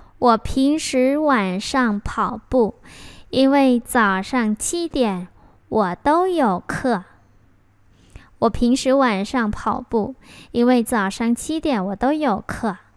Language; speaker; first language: Chinese; non-native, fluent; Vietnamese